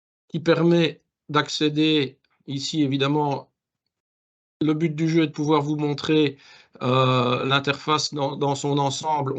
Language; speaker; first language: French; native; French